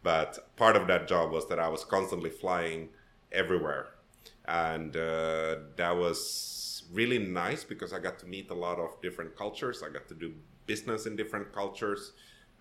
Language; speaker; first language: English; non-native, fluent; Swedish